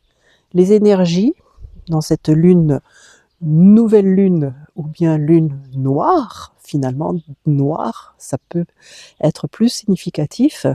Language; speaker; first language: French; native; French